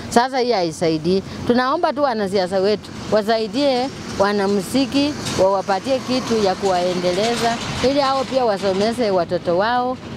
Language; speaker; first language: Swahili; non-native, local second language; Luyia